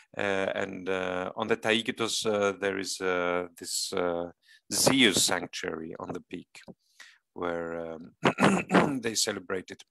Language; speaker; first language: English; non-native, fluent; Greek